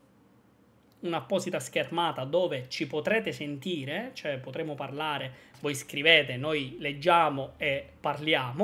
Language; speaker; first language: Italian; native; Italian